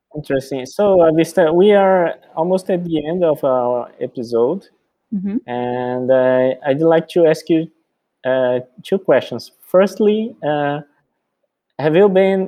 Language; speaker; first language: English; non-native, fluent; Portuguese